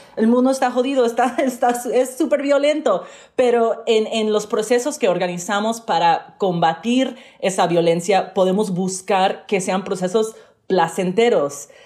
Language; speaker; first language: Spanish; early bilingual, heritage; Spanish